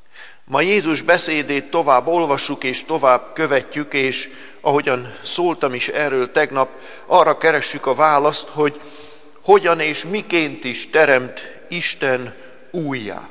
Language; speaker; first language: Hungarian; native; Hungarian